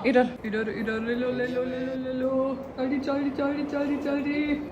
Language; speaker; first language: Hindi; non-native, learner; German